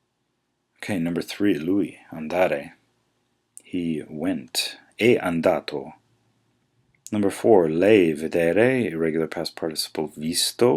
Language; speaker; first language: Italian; non-native, fluent; English